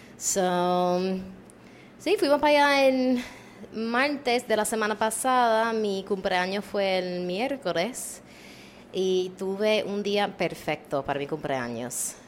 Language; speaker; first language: Spanish; non-native, fluent; English